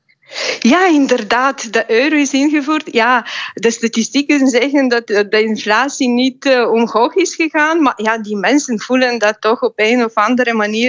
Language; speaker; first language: Dutch; non-native, fluent; Bulgarian